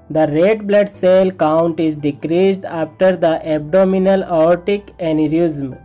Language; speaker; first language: English; non-native, local second language; Hindi